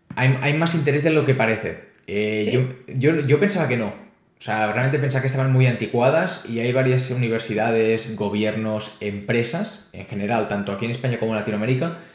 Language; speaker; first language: Spanish; native; Spanish